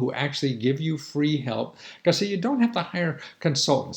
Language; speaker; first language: English; native; English